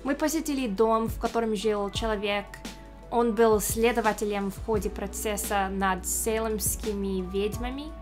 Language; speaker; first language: Russian; non-native, learner; English